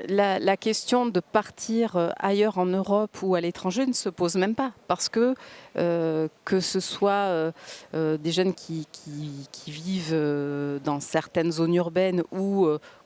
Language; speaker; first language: French; native; French